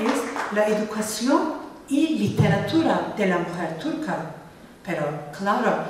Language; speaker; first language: Spanish; non-native, fluent; Turkish